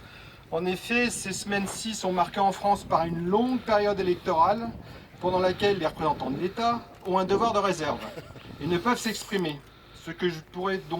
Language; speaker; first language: French; native; French